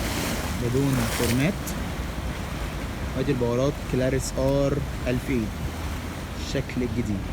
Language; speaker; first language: Arabic; native; Arabic